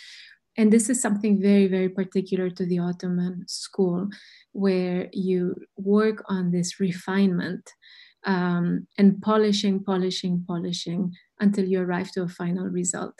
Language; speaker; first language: English; non-native, fluent; Spanish